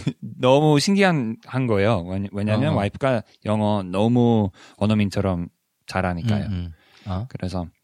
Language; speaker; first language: Korean; non-native, fluent; English